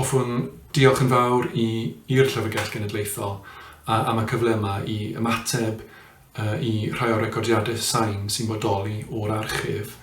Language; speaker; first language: Welsh; non-native, local second language; English